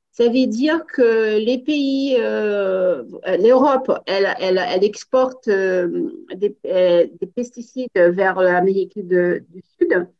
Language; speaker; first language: French; non-native, fluent; Portuguese